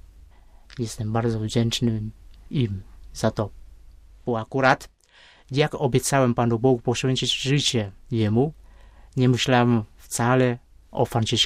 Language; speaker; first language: Polish; non-native, fluent; Vietnamese